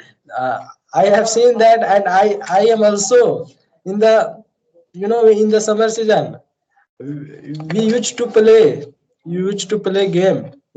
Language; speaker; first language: English; non-native, learner; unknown